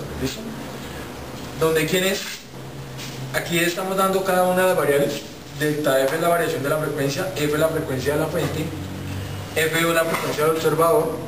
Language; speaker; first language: Spanish; native; Spanish